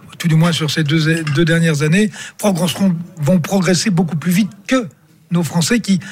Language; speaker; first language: French; native; French